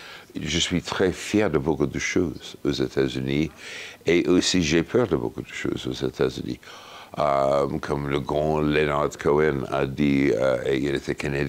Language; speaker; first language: French; non-native, fluent; English